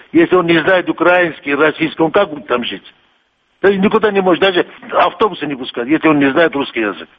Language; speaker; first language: Russian; non-native, local second language; Kurdish